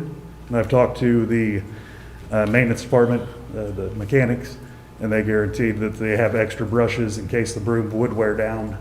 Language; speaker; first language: English; native; English